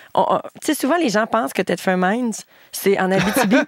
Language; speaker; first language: French; native; French